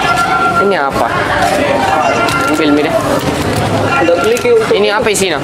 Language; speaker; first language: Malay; early bilingual, heritage; Malay